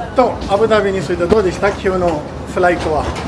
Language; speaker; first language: Japanese; non-native, fluent; Urdu